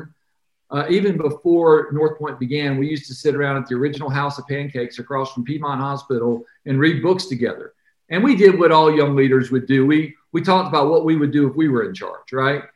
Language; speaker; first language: English; native; English